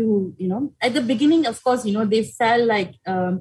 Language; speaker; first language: English; non-native, local second language; Tamil